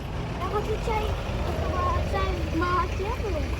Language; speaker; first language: Russian; early bilingual, heritage; Russian